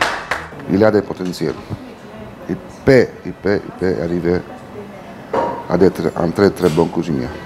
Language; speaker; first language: French; non-native, learner; Italian